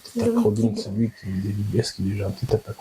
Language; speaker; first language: French; non-native, fluent; Kinyarwanda